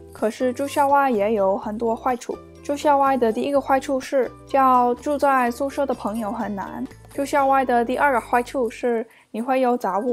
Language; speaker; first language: Chinese; non-native, learner; English